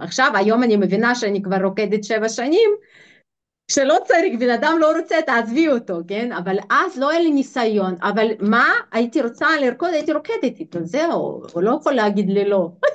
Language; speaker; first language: Hebrew; non-native, fluent; Russian